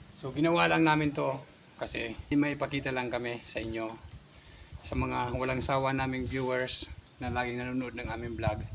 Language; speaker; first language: Filipino; non-native, local second language; Bikol